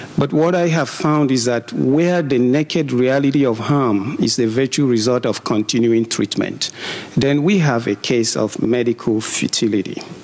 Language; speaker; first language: English; non-native, local second language; Igbo